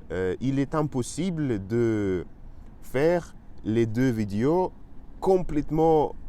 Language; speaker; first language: French; non-native, learner; Russian